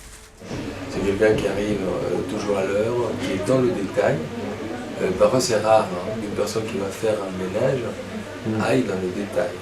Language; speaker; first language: French; native; French